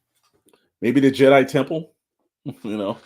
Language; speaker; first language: English; native; English